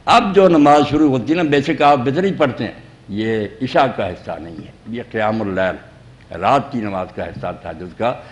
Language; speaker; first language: Urdu; non-native, local second language; Punjabi